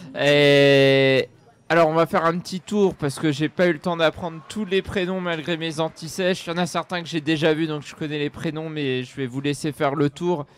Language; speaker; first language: French; native; French